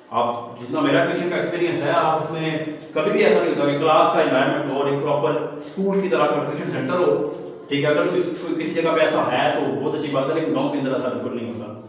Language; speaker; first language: Urdu; non-native, local second language; Pahari-Potwari